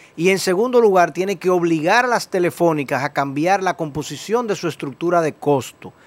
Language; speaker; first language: Spanish; native; Spanish